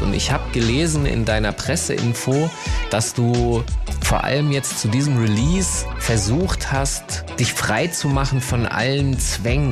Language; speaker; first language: German; native; German